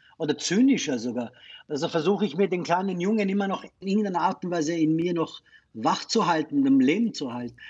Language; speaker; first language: German; non-native, fluent; Persian